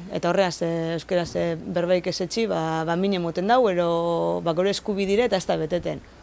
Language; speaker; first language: Basque; native; Basque